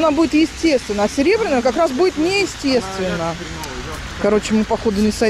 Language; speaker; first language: Russian; native; Russian